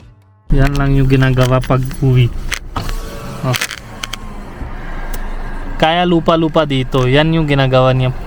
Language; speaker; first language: Filipino; non-native, learner; Punjabi